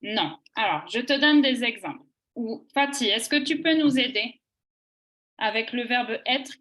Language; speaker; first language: French; native; French